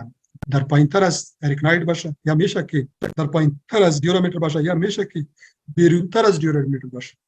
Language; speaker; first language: Persian; non-native, local second language; Pashto